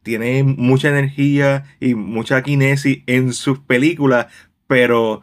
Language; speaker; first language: Spanish; native; Spanish